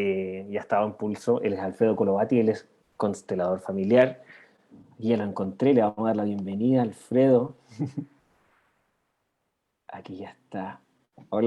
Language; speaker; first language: Spanish; native; Spanish